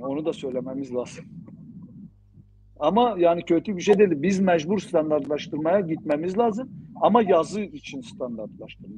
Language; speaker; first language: Turkish; non-native, local second language; Zaza